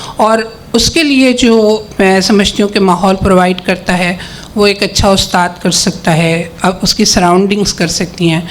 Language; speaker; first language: Urdu; native; Urdu